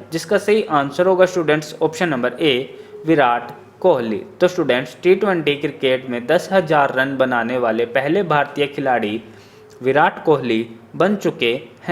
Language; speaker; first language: Hindi; native; Hindi